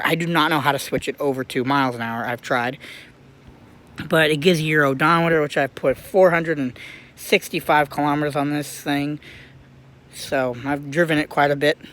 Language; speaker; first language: English; native; English